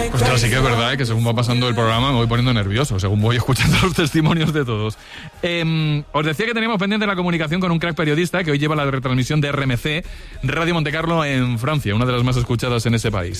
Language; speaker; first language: Spanish; native; Spanish